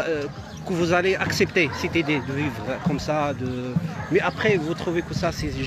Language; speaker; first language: French; non-native, local second language; Arabic